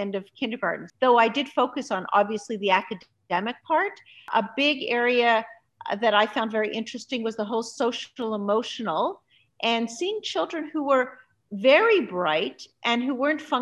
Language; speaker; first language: English; native; English